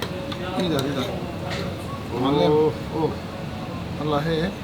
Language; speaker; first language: Arabic; native; Arabic